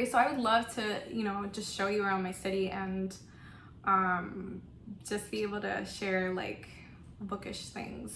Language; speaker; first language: English; non-native, local second language; Spanish